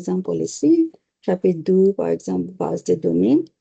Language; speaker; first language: French; non-native, learner; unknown